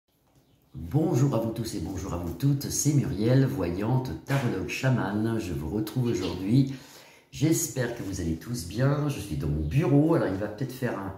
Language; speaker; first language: French; native; French